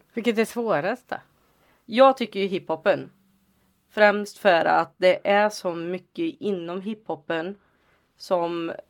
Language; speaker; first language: Swedish; native; Swedish